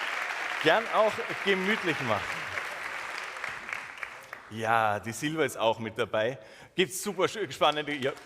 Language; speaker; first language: German; native; German